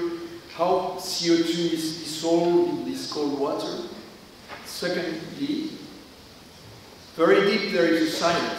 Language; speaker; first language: English; non-native, learner; French